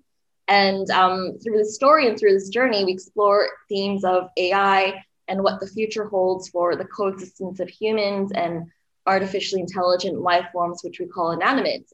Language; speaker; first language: English; native; English